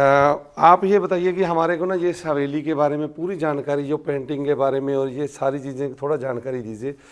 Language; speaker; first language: Hindi; non-native, local second language; Punjabi